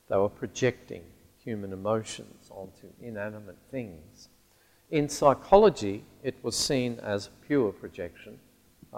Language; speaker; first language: English; native; English